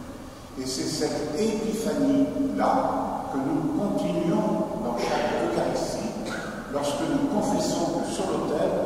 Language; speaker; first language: French; native; French